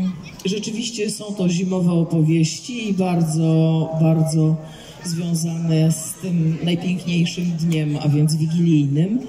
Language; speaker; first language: Polish; native; Polish